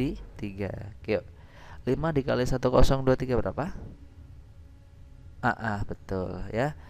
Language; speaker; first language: Indonesian; native; Indonesian